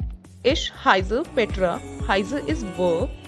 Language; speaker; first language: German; non-native, fluent; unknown